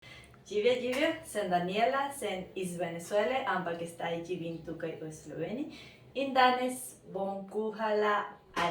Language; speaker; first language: Slovenian; non-native, learner; Spanish